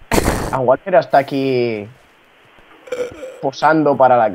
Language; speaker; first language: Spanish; non-native, local second language; Catalan